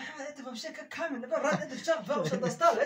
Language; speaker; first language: Russian; non-native, learner; Turkish